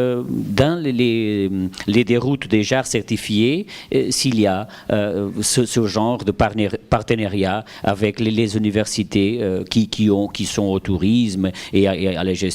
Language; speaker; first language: French; non-native, fluent; Portuguese